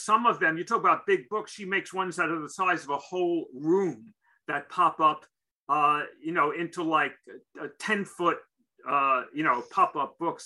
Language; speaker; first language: English; native; English